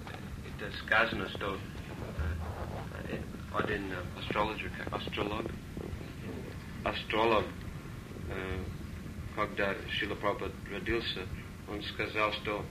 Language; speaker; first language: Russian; non-native, learner; English